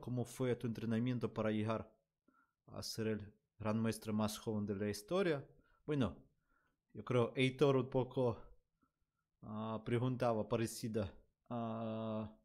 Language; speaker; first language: Spanish; non-native, learner; Russian